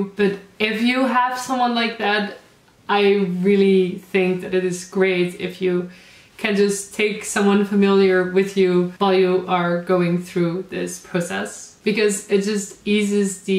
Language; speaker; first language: English; non-native, fluent; Dutch